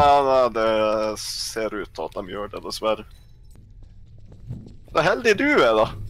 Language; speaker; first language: Norwegian; native; Norwegian